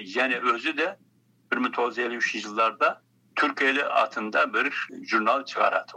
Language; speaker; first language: Kazakh; early bilingual, heritage; Kazakh